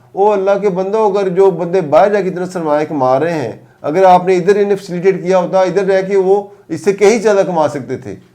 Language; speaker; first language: Urdu; non-native, local second language; Punjabi